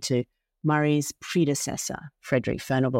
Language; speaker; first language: English; native; English